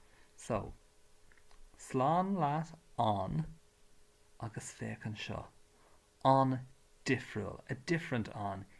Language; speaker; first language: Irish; non-native, local second language; English